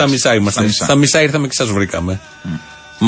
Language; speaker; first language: Greek; native; Greek